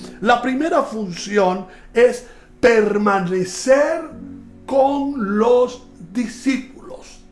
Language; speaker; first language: Spanish; native; Spanish